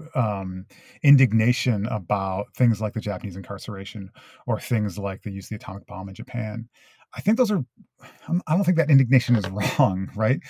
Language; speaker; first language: English; early bilingual, other home language; Japanese